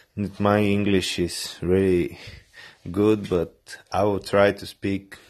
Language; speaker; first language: English; non-native, learner; Bulgarian